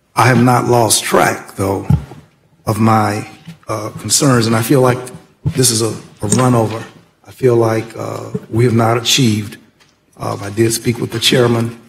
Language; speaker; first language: English; native; English